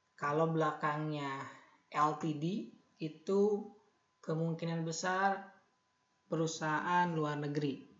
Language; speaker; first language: Indonesian; native; Indonesian